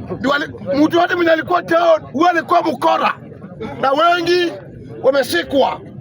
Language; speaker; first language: Swahili; native; Swahili